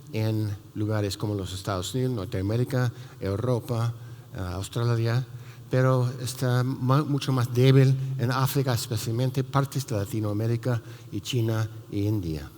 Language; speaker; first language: Spanish; non-native, fluent; English